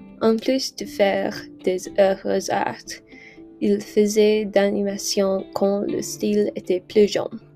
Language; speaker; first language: French; non-native, learner; English